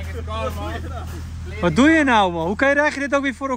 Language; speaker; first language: Dutch; native; Dutch